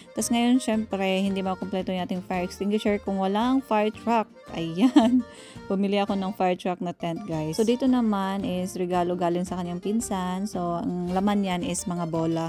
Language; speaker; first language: Filipino; non-native, local second language; Cebuano